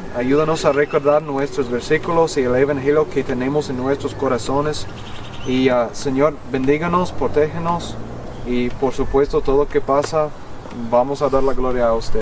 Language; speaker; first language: Spanish; non-native, fluent; English